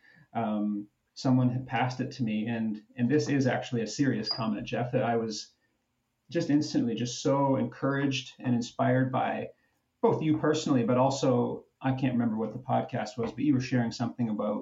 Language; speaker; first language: English; native; English